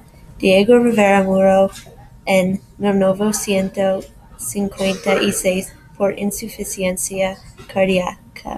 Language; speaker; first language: Spanish; non-native, learner; English